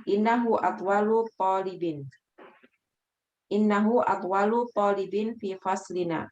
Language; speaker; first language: Arabic; non-native, learner; Indonesian